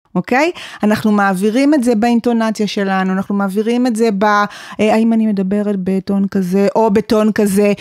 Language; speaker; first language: Hebrew; native; Hebrew